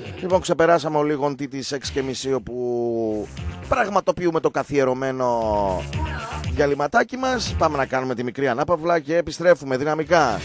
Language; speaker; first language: Greek; native; Greek